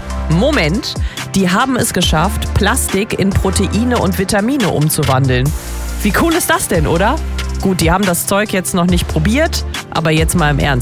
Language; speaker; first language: German; native; German